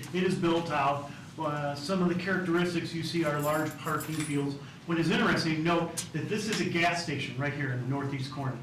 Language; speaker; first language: English; native; English